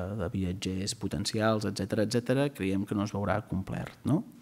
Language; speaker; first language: Catalan; native; Catalan